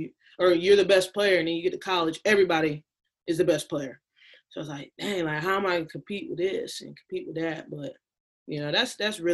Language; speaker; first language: English; native; English